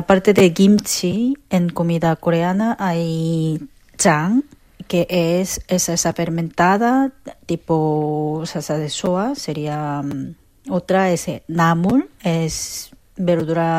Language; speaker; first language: Spanish; non-native, fluent; Korean